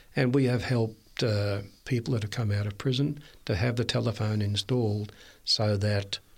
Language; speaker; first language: English; native; English